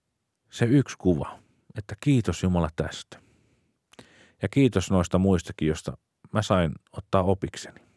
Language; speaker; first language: Finnish; native; Finnish